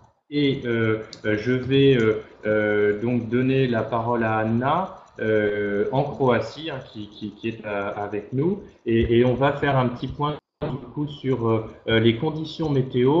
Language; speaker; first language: French; native; French